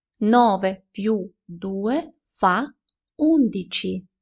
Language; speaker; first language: Italian; non-native, fluent; Ukrainian